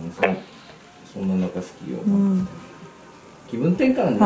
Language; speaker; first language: Japanese; native; Japanese